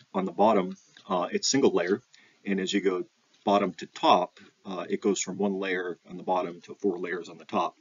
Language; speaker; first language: English; native; English